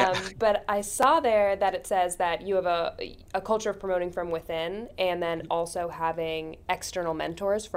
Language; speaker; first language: English; native; English